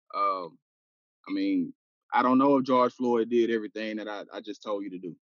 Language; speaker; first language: English; native; English